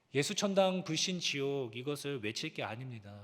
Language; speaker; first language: Korean; native; Korean